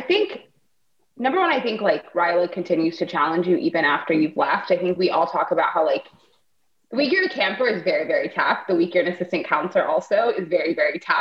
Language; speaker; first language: English; native; English